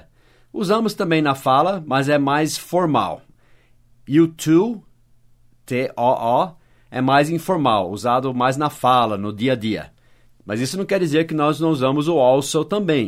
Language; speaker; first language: Portuguese; non-native, fluent; English